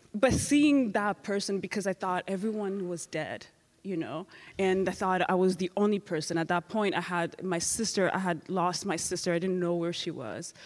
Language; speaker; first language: English; non-native, local second language; Kinyarwanda